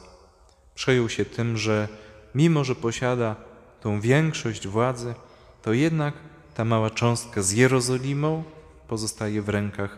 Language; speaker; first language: Polish; native; Polish